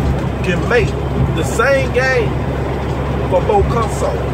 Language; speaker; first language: English; native; English